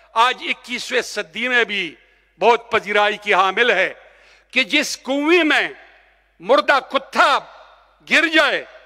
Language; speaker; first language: Urdu; non-native, local second language; Pashto